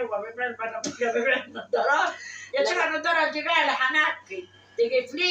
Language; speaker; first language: Arabic; native; Arabic